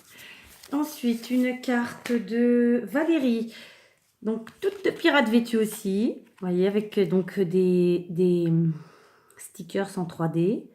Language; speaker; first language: French; native; French